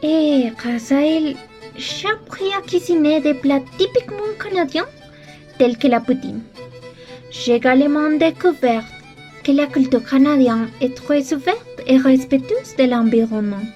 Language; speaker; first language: French; non-native, learner; Spanish